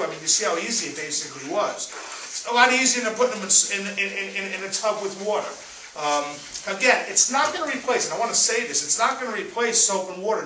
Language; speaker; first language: English; native; English